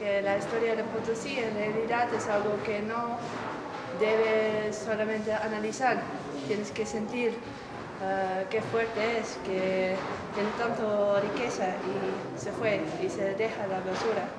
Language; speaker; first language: Spanish; non-native, learner; Dutch